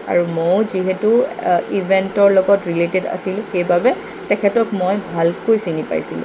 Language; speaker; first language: Assamese; native; Assamese